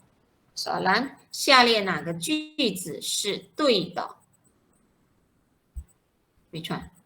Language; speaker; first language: Chinese; non-native, fluent; Malay